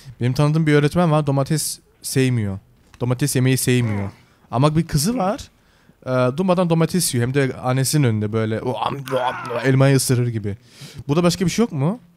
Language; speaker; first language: Turkish; early bilingual, heritage; Turkish